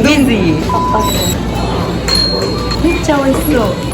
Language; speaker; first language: Korean; non-native, learner; Japanese